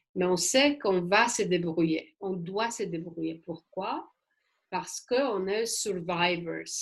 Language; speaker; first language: French; non-native, fluent; Polish